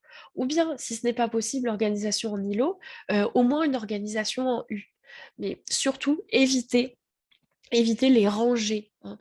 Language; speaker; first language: French; native; French